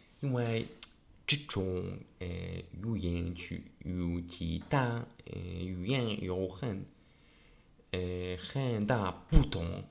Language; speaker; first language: Chinese; non-native, learner; Polish